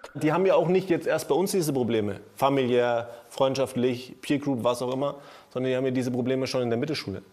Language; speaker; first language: German; native; German